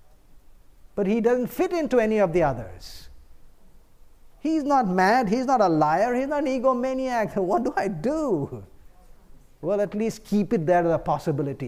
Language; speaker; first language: English; non-native, local second language; Bangla